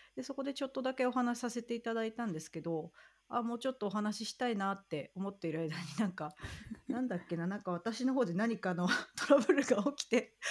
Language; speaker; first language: Japanese; native; Japanese